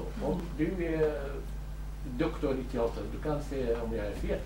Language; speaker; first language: Swedish; non-native, fluent; Kurdish